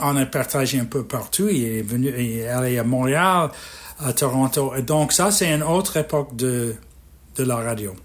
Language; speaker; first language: French; non-native, fluent; English